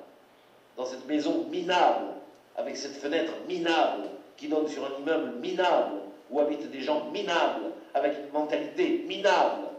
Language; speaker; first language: French; native; French